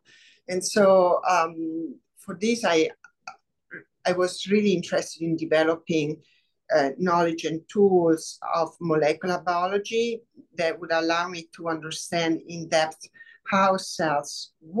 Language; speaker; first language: English; non-native, fluent; Italian